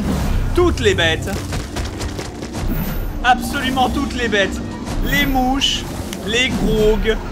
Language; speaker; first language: French; native; French